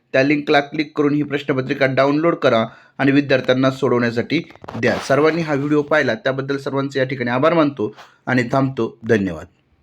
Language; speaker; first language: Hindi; non-native, local second language; Marathi